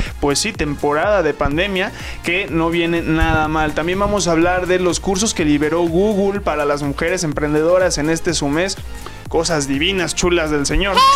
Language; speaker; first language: Spanish; native; Spanish